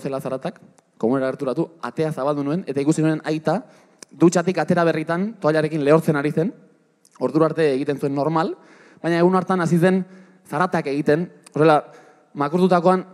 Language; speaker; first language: Basque; native; Basque